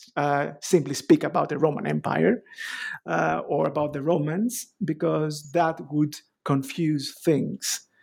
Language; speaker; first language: English; non-native, fluent; Greek